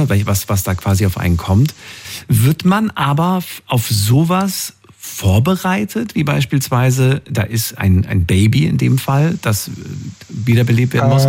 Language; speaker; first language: German; native; German